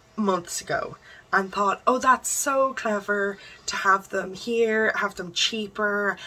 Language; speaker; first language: English; native; English